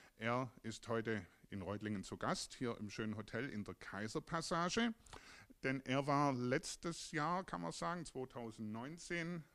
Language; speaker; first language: German; native; German